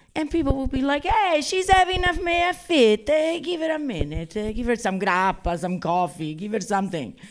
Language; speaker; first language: English; non-native, fluent; Italian